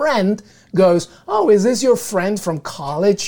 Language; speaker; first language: English; native; English